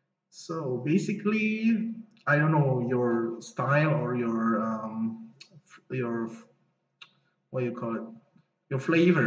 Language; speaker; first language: English; non-native, fluent; Indonesian